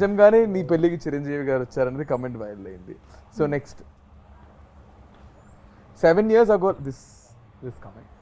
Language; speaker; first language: Telugu; native; Telugu